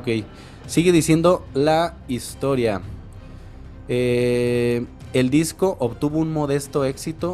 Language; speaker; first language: Spanish; native; Spanish